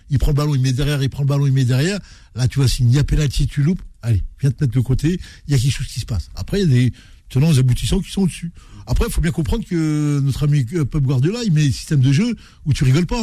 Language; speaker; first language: French; native; French